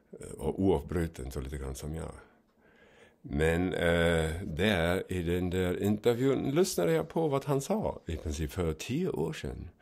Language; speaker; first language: Swedish; non-native, fluent; German